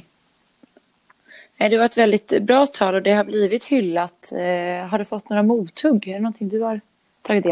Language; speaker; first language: Swedish; native; Swedish